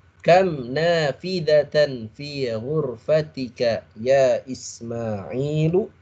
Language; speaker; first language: Arabic; non-native, fluent; Indonesian